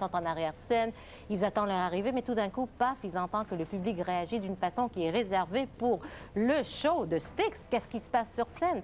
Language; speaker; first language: French; native; French